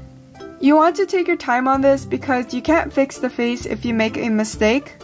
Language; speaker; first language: English; native; English